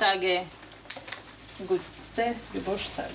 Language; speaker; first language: German; non-native, learner; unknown